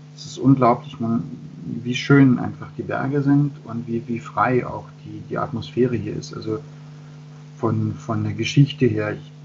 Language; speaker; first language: German; native; German